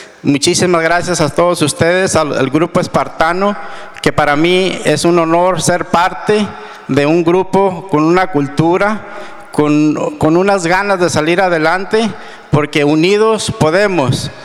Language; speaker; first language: Spanish; native; Spanish